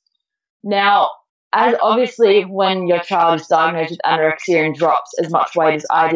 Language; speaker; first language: English; native; English